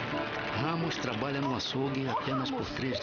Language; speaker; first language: Portuguese; native; Portuguese